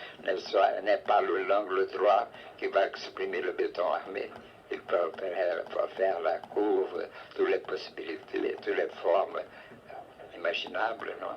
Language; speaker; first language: French; non-native, fluent; Portuguese